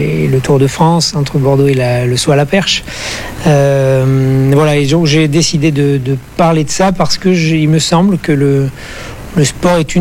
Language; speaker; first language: French; native; French